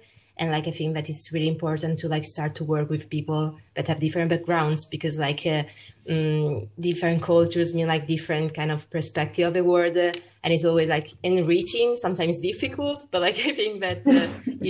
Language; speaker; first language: English; non-native, fluent; Italian